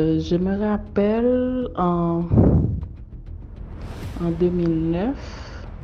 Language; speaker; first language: French; non-native, local second language; Haitian Creole